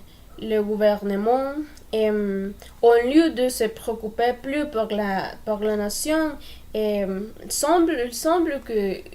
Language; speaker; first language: French; non-native, learner; Spanish